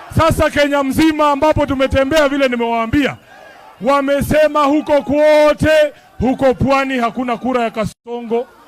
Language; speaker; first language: Swahili; non-native, local second language; Luyia